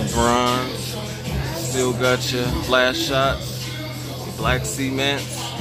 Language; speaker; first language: English; native; English